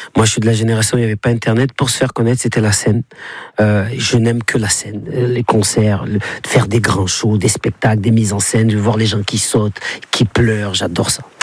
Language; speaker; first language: French; native; French